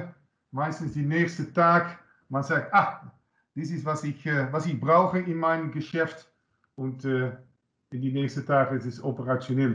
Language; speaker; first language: German; non-native, learner; Dutch